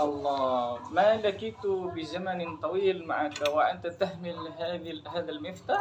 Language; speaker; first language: Arabic; non-native, learner; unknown